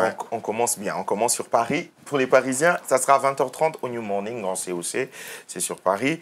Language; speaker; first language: French; native; French